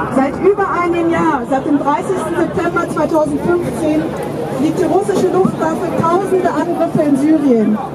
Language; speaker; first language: German; native; German